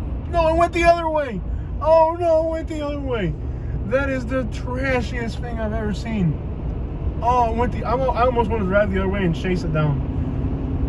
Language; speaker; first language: English; early bilingual, other home language; Spanish